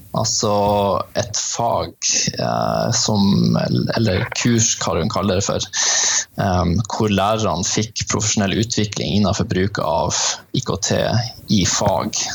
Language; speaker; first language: Norwegian; native; Norwegian